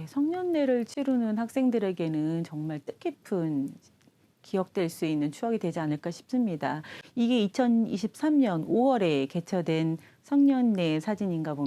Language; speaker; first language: Korean; native; Korean